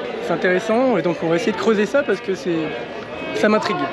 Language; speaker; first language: French; native; French